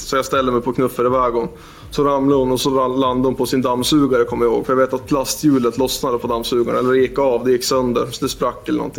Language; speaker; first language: Swedish; native; Swedish